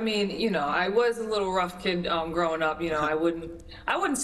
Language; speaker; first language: English; native; English